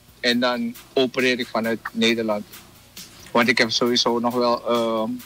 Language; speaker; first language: Dutch; native; Dutch